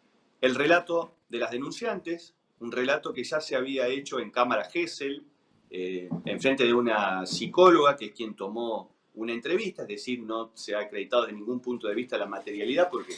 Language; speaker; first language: Spanish; native; Spanish